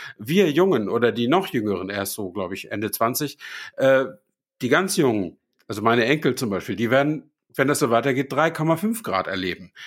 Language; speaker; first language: German; native; German